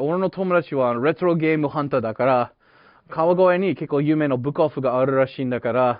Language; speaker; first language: Japanese; non-native, fluent; English